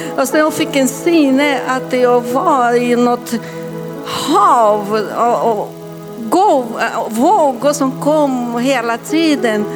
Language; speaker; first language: Swedish; non-native, fluent; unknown